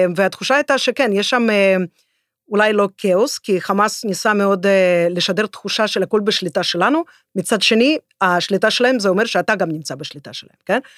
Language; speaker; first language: Hebrew; non-native, fluent; Russian